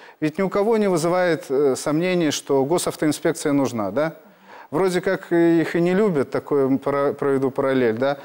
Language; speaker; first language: Russian; native; Russian